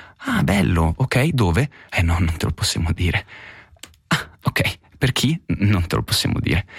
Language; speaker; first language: Italian; native; Italian